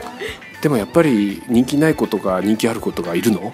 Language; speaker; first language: Japanese; native; Japanese